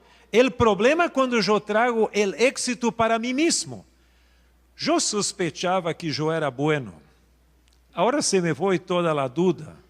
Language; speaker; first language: Spanish; non-native, local second language; Portuguese